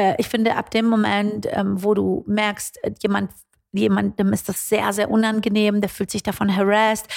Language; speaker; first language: German; early bilingual, other home language; Persian